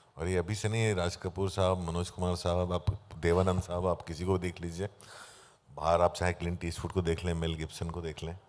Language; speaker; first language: Hindi; native; Hindi